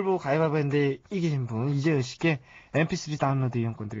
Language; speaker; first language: Korean; native; Korean